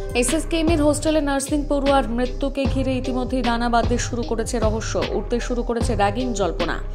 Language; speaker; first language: Bangla; native; Bangla